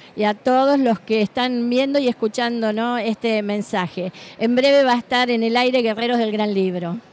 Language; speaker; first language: Spanish; native; Spanish